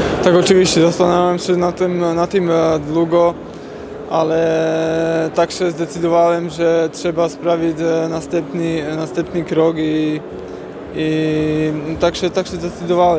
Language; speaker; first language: Polish; non-native, learner; Slovak